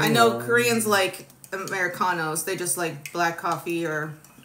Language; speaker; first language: English; native; English